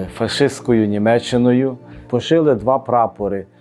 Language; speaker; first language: Ukrainian; native; Ukrainian